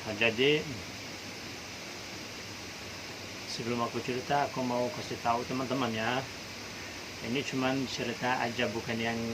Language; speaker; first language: Indonesian; non-native, fluent; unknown